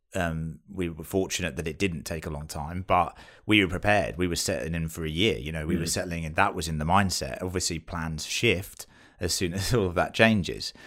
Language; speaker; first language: English; native; English